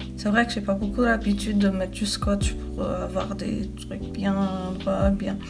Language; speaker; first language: French; early bilingual, other home language; Portuguese